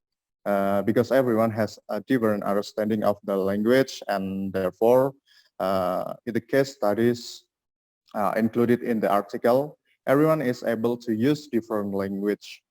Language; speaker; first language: English; non-native, learner; Indonesian